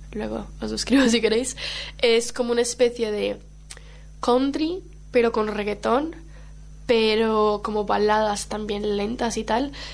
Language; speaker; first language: Spanish; non-native, local second language; Portuguese